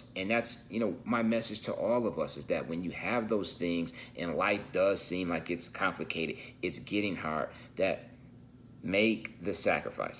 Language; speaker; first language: English; native; English